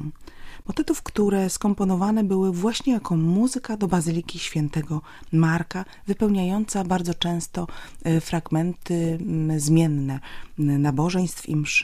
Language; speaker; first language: Polish; native; Polish